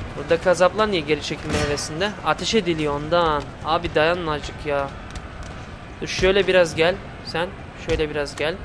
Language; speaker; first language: Turkish; early bilingual, heritage; Turkish